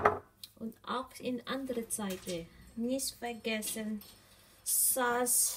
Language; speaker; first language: German; non-native, learner; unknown